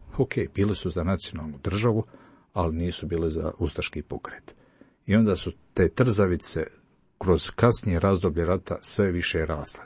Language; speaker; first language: Croatian; native; Croatian